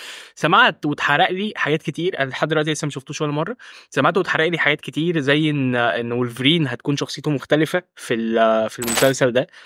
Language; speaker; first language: Arabic; native; Arabic